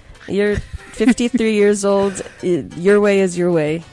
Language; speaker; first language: English; native; English